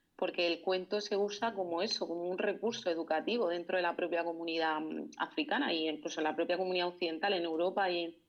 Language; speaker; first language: Spanish; native; Spanish